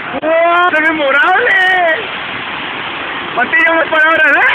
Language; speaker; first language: Spanish; native; Spanish